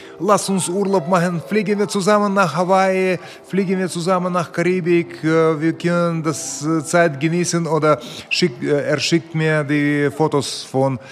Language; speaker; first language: German; non-native, fluent; Russian